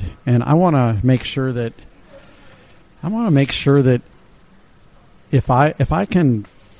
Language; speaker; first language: English; native; English